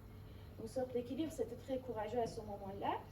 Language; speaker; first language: French; non-native, fluent; Persian